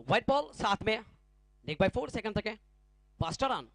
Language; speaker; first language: Hindi; non-native, local second language; Bangla